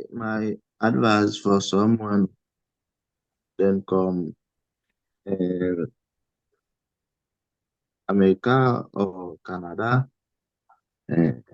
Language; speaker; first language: English; non-native, learner; Haitian Creole